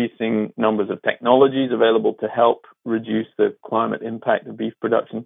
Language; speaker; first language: English; native; English